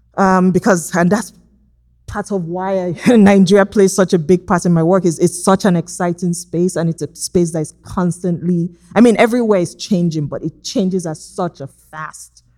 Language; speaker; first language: English; non-native, local second language; Igbo